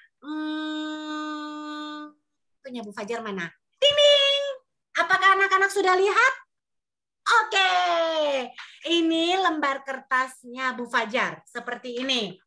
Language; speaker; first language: Indonesian; native; Indonesian